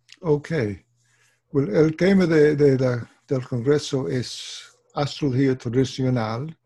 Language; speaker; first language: Spanish; non-native, fluent; English